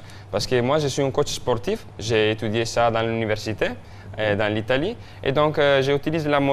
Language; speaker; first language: French; non-native, fluent; Italian